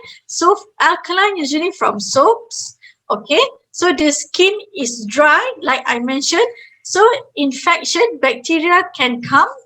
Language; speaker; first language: English; non-native, fluent; Malay